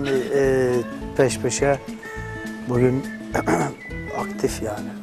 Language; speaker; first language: Turkish; native; Turkish